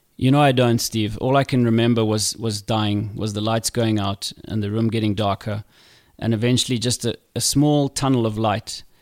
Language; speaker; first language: English; native; English